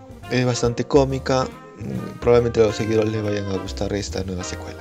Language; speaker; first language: Spanish; native; Spanish